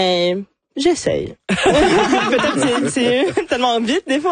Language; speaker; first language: French; non-native, local second language; English